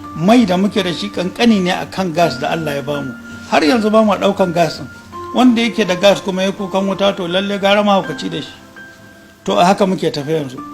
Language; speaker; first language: Hausa; native; Hausa